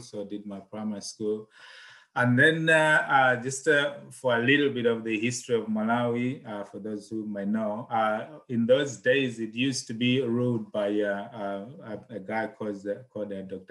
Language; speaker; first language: English; non-native, local second language; Nyanja